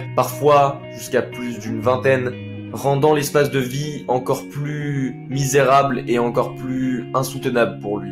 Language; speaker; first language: French; native; French